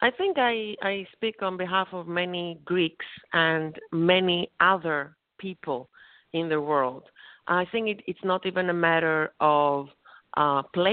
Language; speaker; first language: English; non-native, fluent; Greek